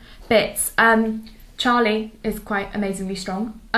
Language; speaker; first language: English; native; English